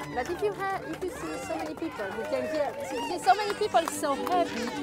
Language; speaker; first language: English; non-native, fluent; French